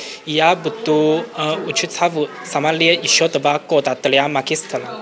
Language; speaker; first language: Russian; non-native, learner; Chinese